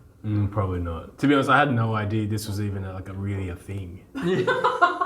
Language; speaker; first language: English; native; English